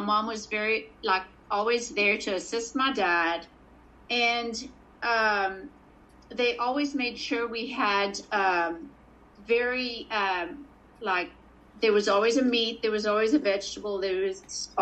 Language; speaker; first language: English; native; English